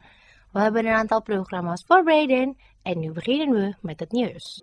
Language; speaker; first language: Dutch; non-native, fluent; Indonesian